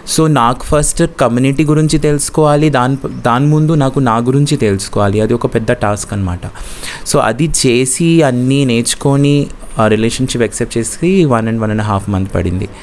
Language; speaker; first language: Telugu; non-native, local second language; Bangla